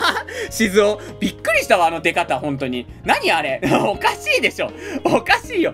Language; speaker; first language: Japanese; native; Japanese